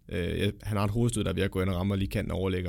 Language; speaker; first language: Danish; native; Danish